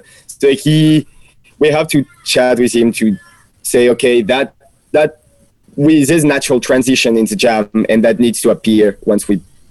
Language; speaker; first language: English; non-native, fluent; French